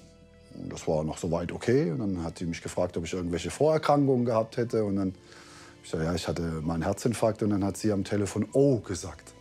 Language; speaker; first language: German; native; German